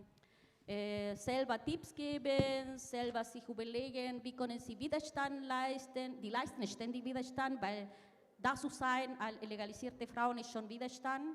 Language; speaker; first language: German; non-native, fluent; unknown